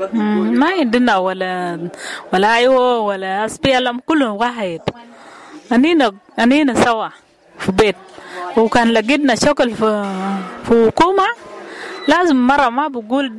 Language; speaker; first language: Arabic; non-native, local second language; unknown